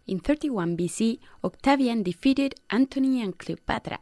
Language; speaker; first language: English; non-native, fluent; Spanish